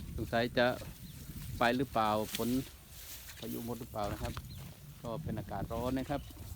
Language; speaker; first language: Thai; non-native, local second language; Northern Khmer